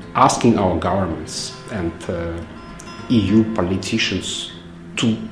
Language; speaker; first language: English; non-native, fluent; Belarusian